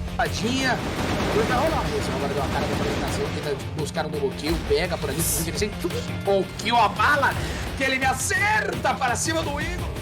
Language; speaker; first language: Portuguese; native; Portuguese